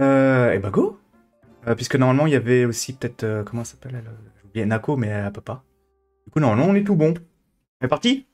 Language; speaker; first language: French; native; French